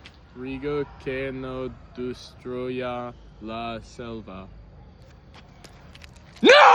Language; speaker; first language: Spanish; non-native, learner; English